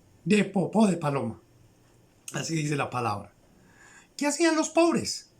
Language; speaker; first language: Spanish; native; Spanish